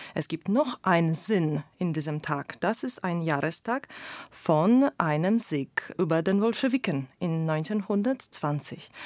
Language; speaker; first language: German; non-native, fluent; Polish